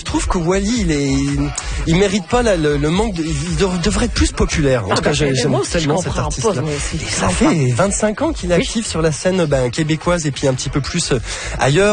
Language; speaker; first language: French; native; French